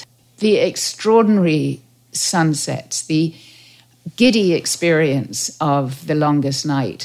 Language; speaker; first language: English; native; English